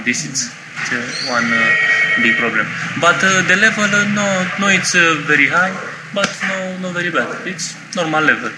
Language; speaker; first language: English; non-native, learner; Romanian